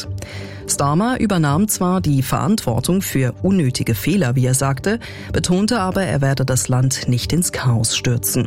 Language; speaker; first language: German; native; German